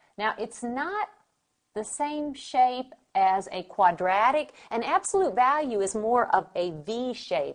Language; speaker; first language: English; native; English